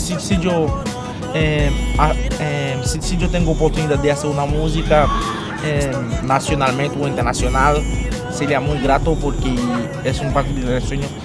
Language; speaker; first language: Spanish; non-native, learner; Haitian Creole